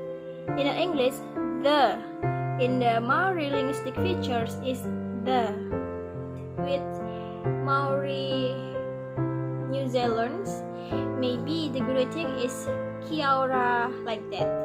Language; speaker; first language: English; non-native, learner; Indonesian